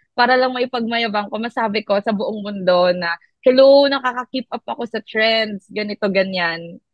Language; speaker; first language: Filipino; non-native, local second language; Iloko